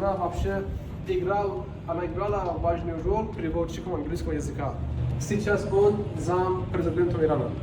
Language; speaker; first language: Russian; non-native, learner; Persian